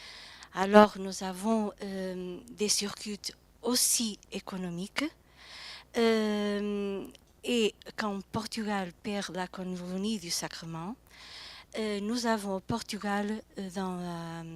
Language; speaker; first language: French; non-native, fluent; Portuguese